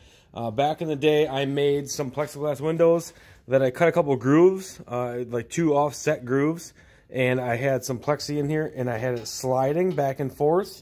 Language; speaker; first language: English; native; English